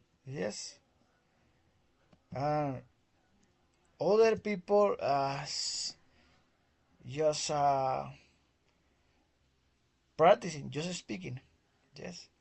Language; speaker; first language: English; non-native, learner; Spanish